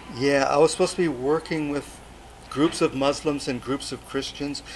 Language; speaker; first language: English; native; English